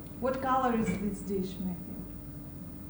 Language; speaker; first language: English; non-native, fluent; Russian